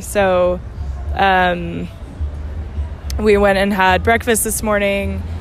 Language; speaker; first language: English; native; English